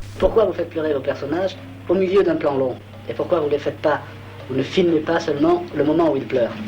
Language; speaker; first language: French; native; French